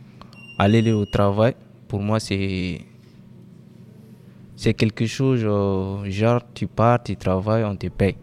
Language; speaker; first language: French; non-native, local second language; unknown